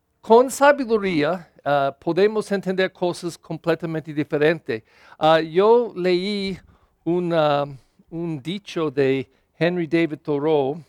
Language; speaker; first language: Spanish; non-native, learner; English